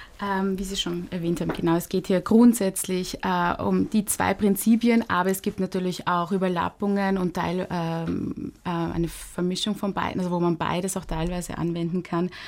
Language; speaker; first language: German; early bilingual, other home language; Turkish